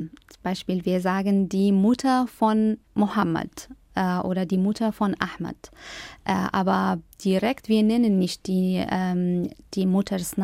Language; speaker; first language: German; non-native, fluent; Arabic